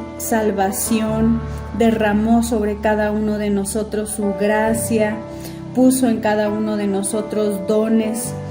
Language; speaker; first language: Spanish; native; Spanish